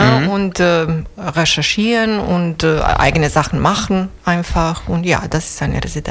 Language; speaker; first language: German; non-native, fluent; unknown